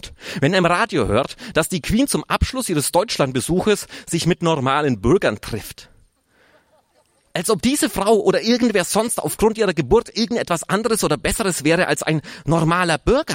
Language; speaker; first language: German; native; German